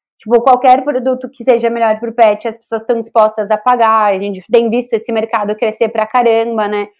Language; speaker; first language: Portuguese; native; Portuguese